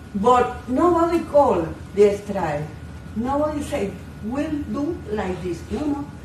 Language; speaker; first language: English; non-native, fluent; Spanish